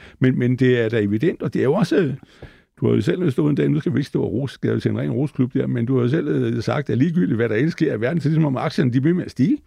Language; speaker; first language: Danish; native; Danish